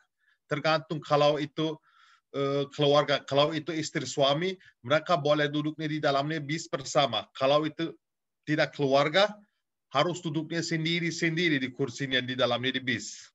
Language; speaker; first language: Indonesian; non-native, fluent; Turkish